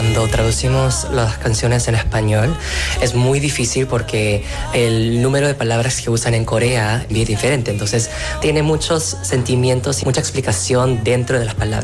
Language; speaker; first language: Spanish; non-native, fluent; Korean